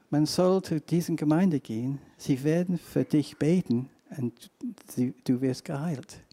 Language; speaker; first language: German; non-native, fluent; English